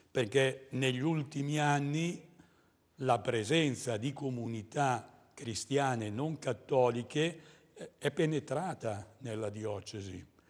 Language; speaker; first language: Italian; native; Italian